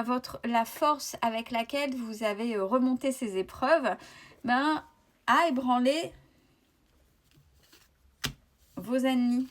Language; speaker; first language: French; native; French